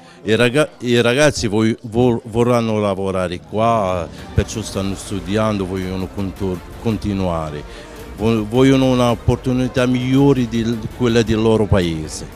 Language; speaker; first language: Italian; non-native, fluent; Arabic